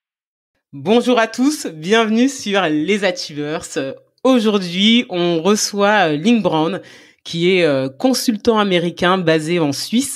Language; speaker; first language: French; native; French